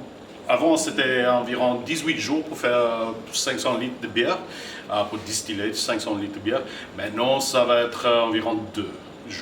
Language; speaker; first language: French; non-native, fluent; English